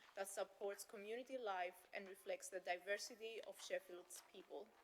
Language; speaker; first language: English; non-native, fluent; Greek